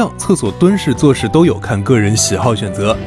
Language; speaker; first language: Chinese; native; Chinese